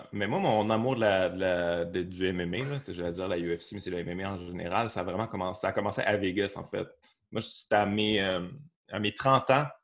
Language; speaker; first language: French; native; French